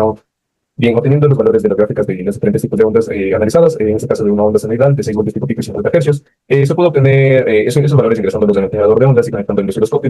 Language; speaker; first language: Spanish; native; Spanish